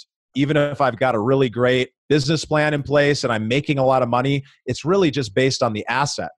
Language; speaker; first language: English; native; English